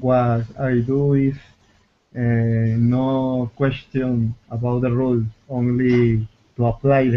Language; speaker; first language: English; non-native, learner; Spanish